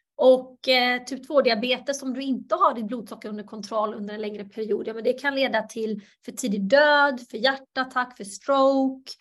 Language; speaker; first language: Swedish; early bilingual, other home language; Bosnian